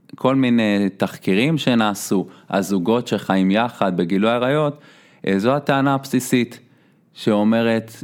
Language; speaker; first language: Hebrew; native; Hebrew